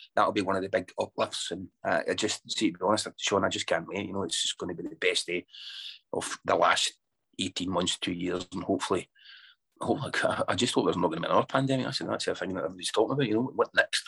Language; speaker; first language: English; native; English